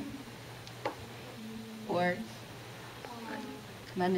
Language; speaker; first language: English; non-native, fluent; Japanese